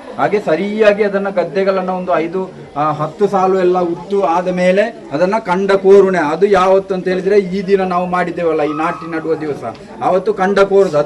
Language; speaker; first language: Kannada; non-native, local second language; Tulu